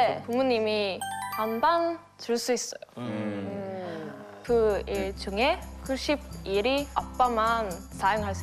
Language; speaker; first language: Korean; non-native, learner; Swedish